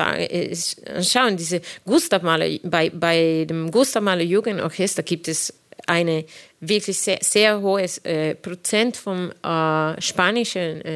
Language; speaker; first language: German; non-native, fluent; Spanish